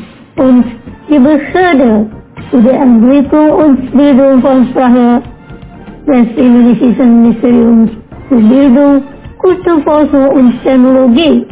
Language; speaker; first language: German; non-native, learner; Indonesian